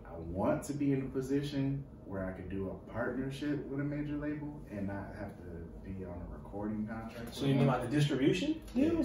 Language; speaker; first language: English; native; English